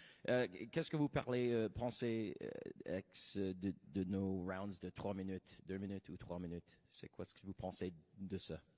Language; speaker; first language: French; non-native, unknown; English